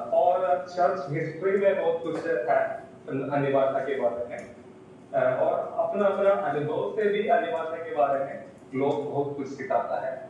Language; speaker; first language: Hindi; non-native, local second language; Malayalam